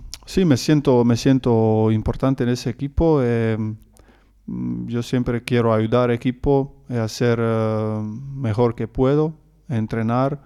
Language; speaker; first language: Spanish; non-native, learner; Croatian